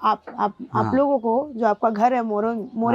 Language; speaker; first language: Hindi; native; Hindi